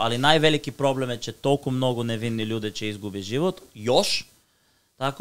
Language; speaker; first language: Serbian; non-native, learner; Bulgarian